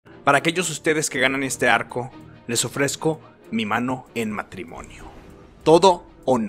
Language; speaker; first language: Spanish; native; Spanish